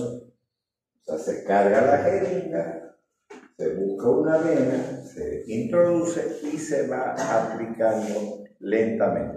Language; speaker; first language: Spanish; native; Spanish